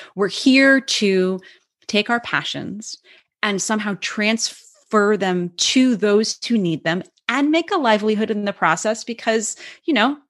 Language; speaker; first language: English; native; English